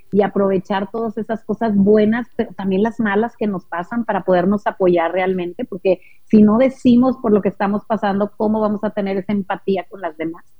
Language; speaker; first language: Spanish; native; Spanish